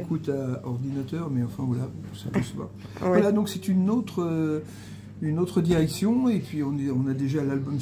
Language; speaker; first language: French; native; French